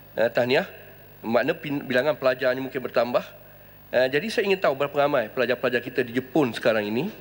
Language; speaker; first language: Malay; native; Malay